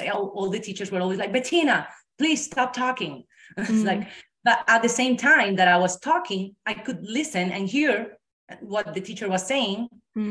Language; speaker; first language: English; non-native, fluent; Spanish